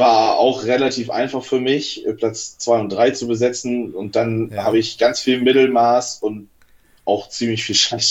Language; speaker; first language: German; native; German